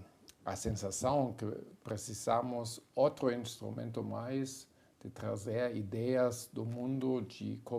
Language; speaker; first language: Portuguese; non-native, fluent; German